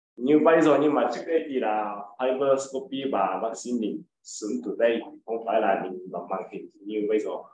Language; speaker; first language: Vietnamese; non-native, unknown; Japanese